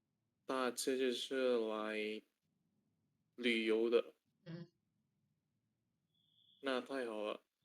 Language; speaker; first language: Chinese; non-native, learner; Indonesian